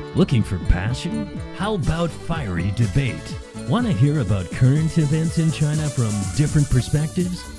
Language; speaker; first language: English; non-native, fluent; Chinese